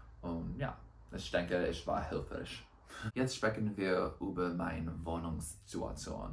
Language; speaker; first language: German; non-native, learner; English